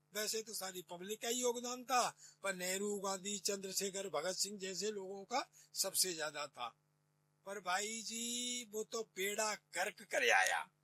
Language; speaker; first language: Hindi; native; Hindi